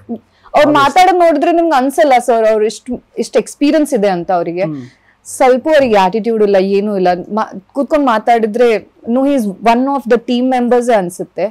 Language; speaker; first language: Kannada; early bilingual, other home language; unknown